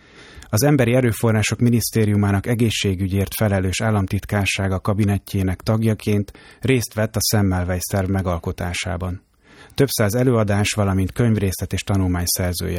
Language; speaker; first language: Hungarian; native; Hungarian